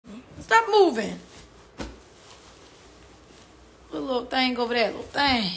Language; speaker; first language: English; native; English